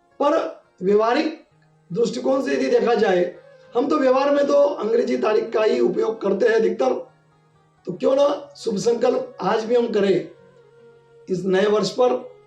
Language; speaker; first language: Hindi; non-native, local second language; Gujarati